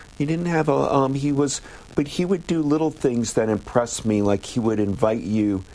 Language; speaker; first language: English; native; English